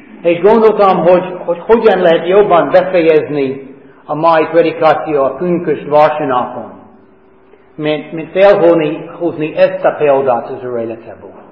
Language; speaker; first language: Hungarian; non-native, fluent; English